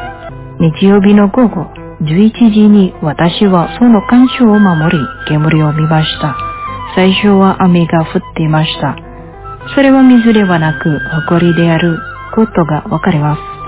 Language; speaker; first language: Japanese; non-native, fluent; Indonesian